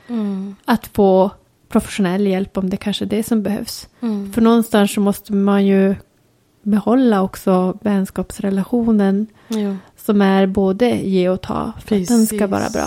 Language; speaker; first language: Swedish; native; Swedish